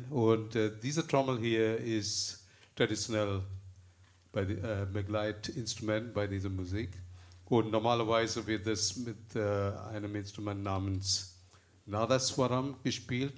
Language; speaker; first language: German; non-native, fluent; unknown